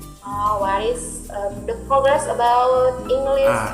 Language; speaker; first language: English; non-native, learner; Indonesian